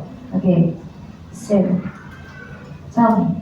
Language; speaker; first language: English; non-native, learner; Indonesian